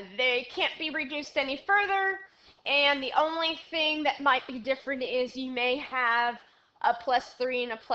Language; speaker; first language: English; native; English